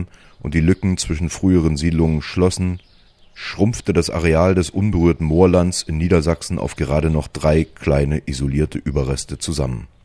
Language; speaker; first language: German; native; German